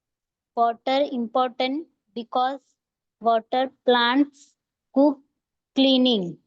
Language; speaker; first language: English; non-native, learner; Hindi